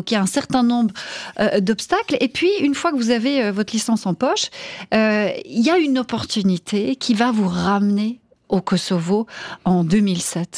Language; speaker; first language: French; native; French